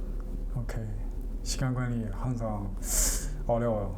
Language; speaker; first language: Korean; non-native, learner; Chinese